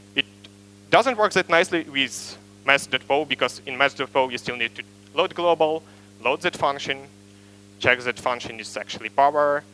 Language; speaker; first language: English; non-native, fluent; Ukrainian